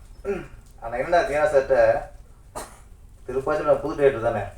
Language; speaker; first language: Tamil; native; Tamil